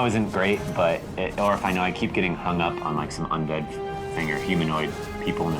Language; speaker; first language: English; native; English